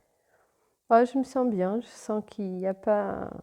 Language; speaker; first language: French; non-native, fluent; Portuguese